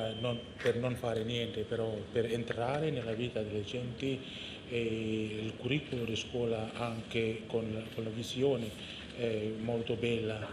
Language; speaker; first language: Italian; non-native, fluent; Indonesian